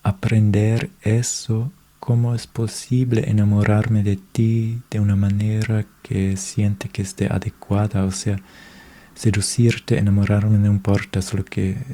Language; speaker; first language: Spanish; non-native, fluent; German